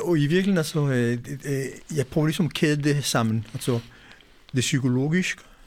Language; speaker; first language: Danish; non-native, fluent; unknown